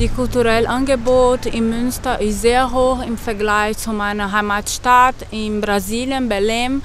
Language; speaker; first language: German; non-native, fluent; Portuguese